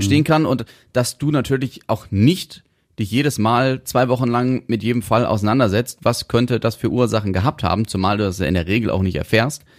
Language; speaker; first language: German; native; German